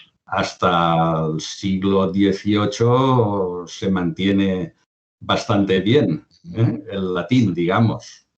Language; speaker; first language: Spanish; non-native, local second language; Catalan